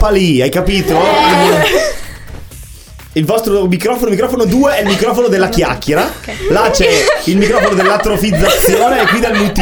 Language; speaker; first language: Italian; native; Italian